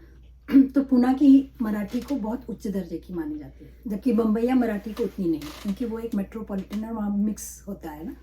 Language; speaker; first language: Hindi; non-native, local second language; Malayalam